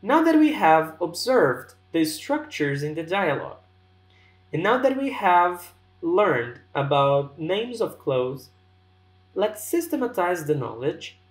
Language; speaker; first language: English; non-native, fluent; Portuguese